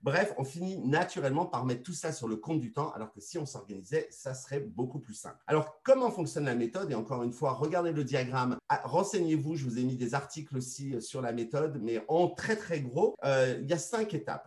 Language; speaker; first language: French; native; French